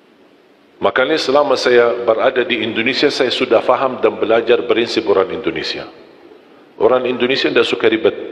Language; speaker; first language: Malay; non-native, fluent; Arabic